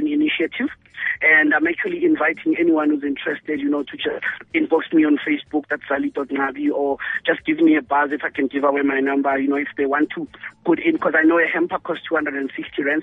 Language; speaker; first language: English; non-native, local second language; Southern Sotho